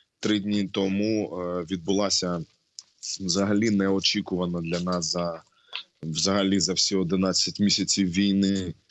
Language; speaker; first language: Ukrainian; non-native, local second language; Russian